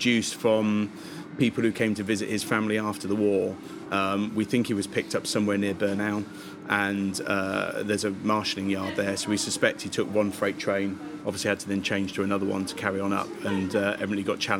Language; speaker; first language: English; native; English